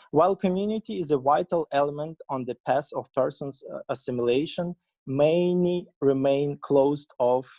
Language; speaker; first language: English; non-native, fluent; Ukrainian